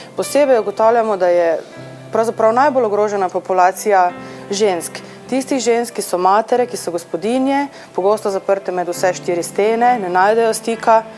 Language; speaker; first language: Slovenian; native; Slovenian